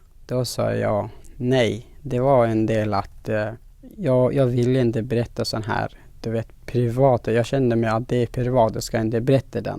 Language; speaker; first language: Swedish; non-native, fluent; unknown